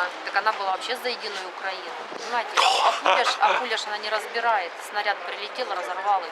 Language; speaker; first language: Russian; native; Russian